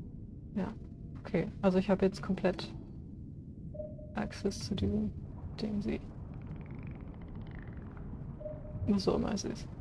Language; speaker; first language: German; native; German